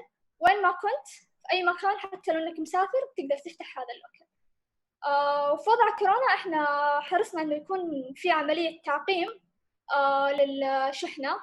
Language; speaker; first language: Arabic; native; Arabic